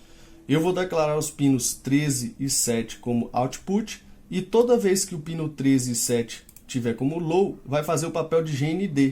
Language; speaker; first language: Portuguese; native; Portuguese